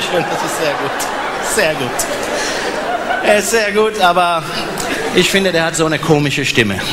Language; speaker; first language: German; non-native, fluent; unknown